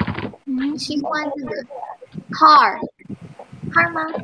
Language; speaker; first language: Chinese; non-native, learner; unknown